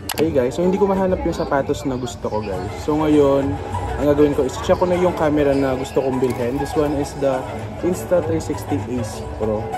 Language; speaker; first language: Filipino; native; Filipino